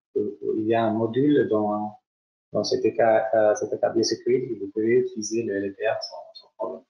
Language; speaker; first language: French; non-native, fluent; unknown